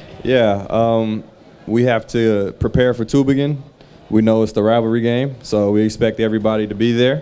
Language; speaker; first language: English; native; English